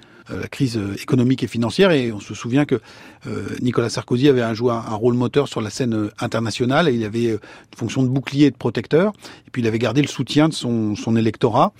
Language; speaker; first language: French; native; French